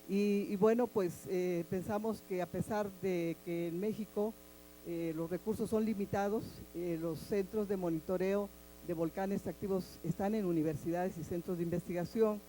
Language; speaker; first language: Spanish; native; Spanish